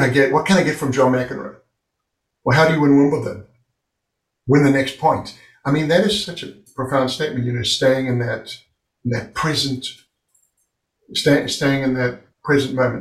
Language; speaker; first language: English; native; English